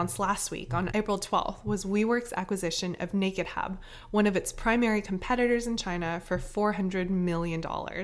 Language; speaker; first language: English; native; English